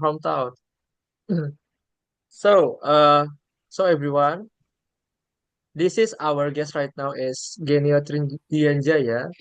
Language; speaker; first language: English; non-native, learner; Indonesian